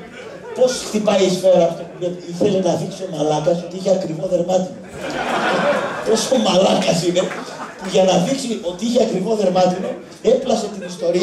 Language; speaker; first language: Greek; native; Greek